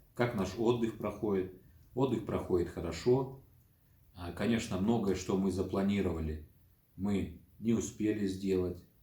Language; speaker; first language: Russian; native; Russian